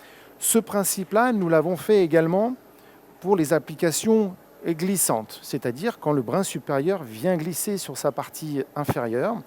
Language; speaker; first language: French; native; French